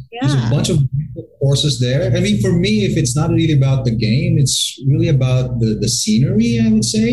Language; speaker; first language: English; non-native, local second language; Hiligaynon